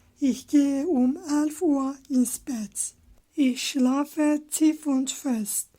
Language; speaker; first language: German; non-native, fluent; Turkish